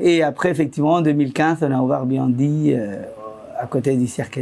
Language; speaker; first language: French; non-native, fluent; Spanish